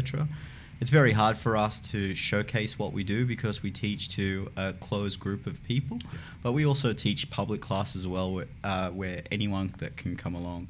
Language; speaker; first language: English; native; English